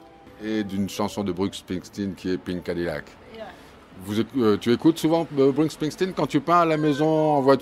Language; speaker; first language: French; native; French